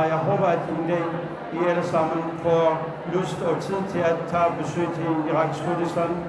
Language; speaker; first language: Danish; non-native, fluent; Kurdish